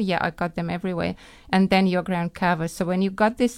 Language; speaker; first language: English; non-native, fluent; Ukrainian